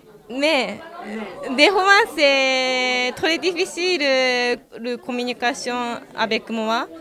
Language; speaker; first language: French; non-native, learner; Japanese